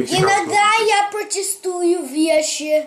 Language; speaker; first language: Russian; early bilingual, heritage; English